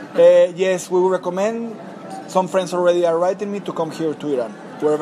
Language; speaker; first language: English; non-native, fluent; Spanish